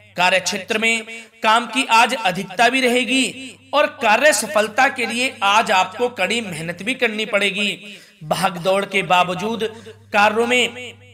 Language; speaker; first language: Hindi; native; Hindi